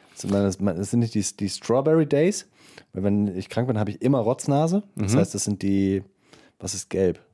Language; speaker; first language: German; native; German